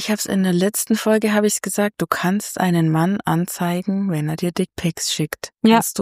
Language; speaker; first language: German; native; German